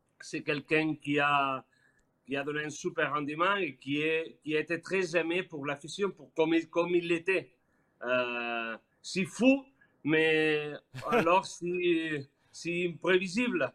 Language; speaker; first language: French; non-native, learner; Spanish